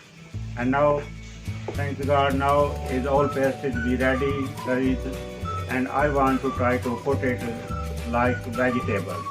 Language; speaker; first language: English; non-native, learner; Punjabi